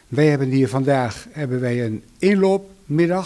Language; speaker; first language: Dutch; native; Dutch